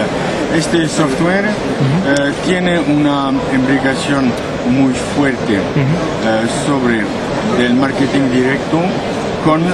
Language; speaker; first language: Spanish; non-native, learner; French